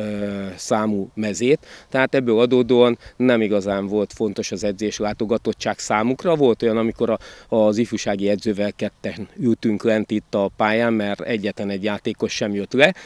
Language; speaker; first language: Hungarian; native; Hungarian